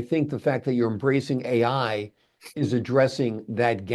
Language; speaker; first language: English; native; English